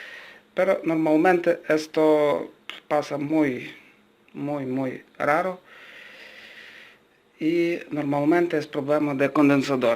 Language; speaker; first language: Spanish; non-native, learner; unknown